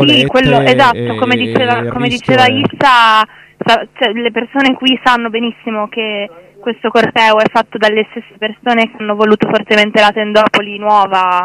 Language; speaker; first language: Italian; native; Italian